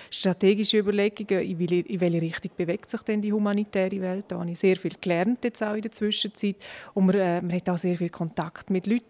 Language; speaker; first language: German; non-native, local second language; Romansh